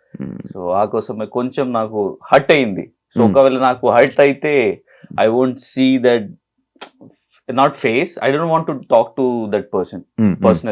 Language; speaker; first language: Telugu; non-native, local second language; Hindi